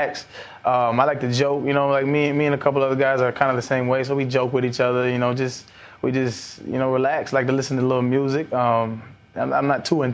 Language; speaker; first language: English; native; English